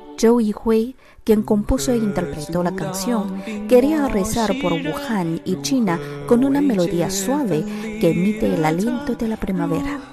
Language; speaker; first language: Spanish; non-native, fluent; Chinese